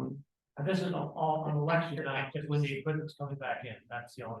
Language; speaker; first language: English; native; English